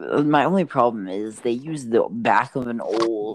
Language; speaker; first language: English; native; English